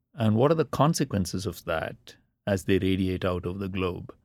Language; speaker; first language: English; non-native, local second language; Tamil